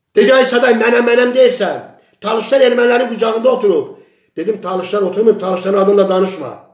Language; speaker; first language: Azerbaijani; non-native, local second language; Talysh